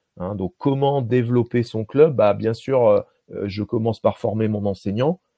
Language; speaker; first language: French; native; French